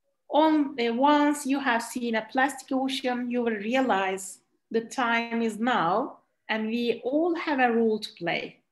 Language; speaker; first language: English; non-native, fluent; Turkish